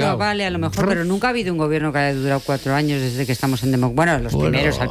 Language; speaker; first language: Spanish; native; Spanish